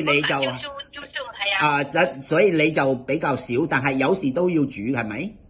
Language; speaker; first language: Cantonese; native; Cantonese